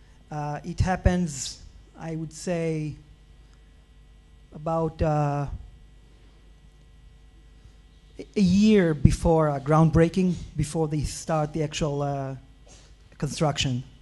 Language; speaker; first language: English; non-native, fluent; Hebrew